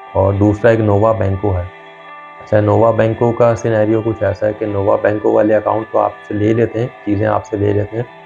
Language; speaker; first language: Urdu; non-native, local second language; Punjabi